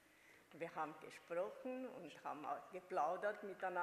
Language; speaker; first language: German; non-native, fluent; Hungarian